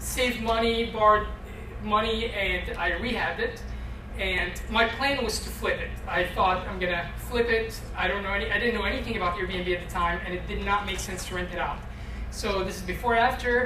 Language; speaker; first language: English; native; English